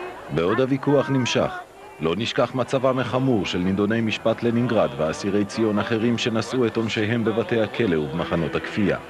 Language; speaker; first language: Hebrew; native; Hebrew